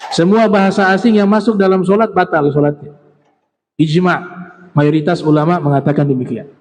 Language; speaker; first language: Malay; native; Malay